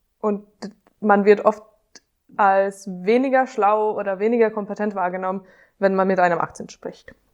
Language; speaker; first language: German; non-native, fluent; Hungarian